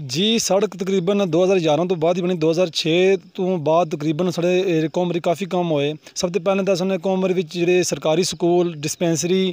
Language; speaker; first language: Punjabi; non-native, local second language; Gujari